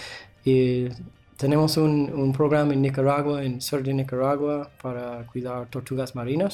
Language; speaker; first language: Spanish; non-native, learner; English